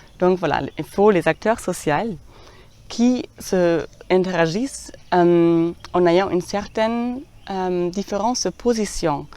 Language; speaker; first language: French; non-native, fluent; German